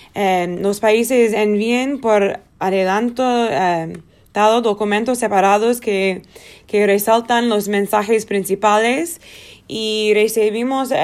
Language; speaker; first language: Spanish; non-native, learner; Portuguese